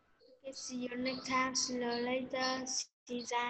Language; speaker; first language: English; non-native, learner; Vietnamese